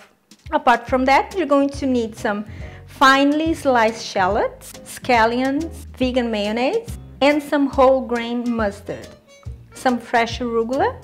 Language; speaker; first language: English; non-native, fluent; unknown